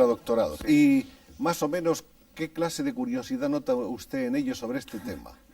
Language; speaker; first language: Spanish; native; Spanish